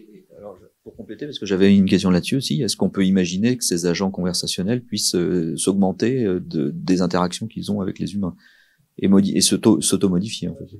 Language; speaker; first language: French; native; French